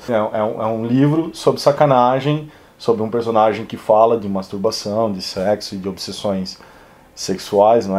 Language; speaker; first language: Portuguese; native; Portuguese